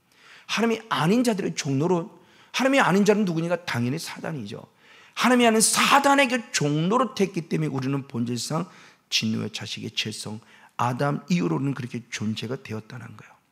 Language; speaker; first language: Korean; native; Korean